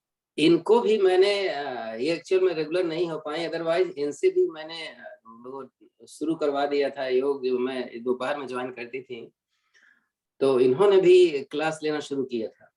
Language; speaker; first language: Hindi; native; Hindi